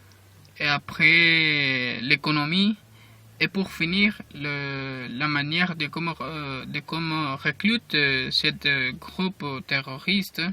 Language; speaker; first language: French; non-native, learner; Spanish